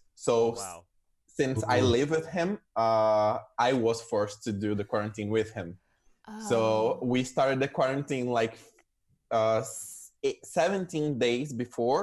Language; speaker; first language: English; non-native, fluent; Portuguese